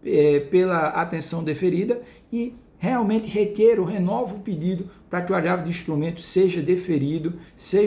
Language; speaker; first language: Portuguese; native; Portuguese